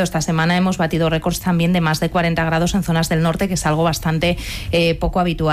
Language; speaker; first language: Spanish; native; Spanish